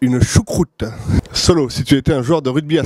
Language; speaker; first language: French; native; French